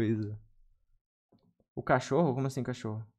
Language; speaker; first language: Portuguese; native; Portuguese